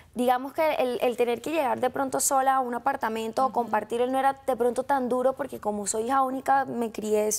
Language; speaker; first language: Spanish; native; Spanish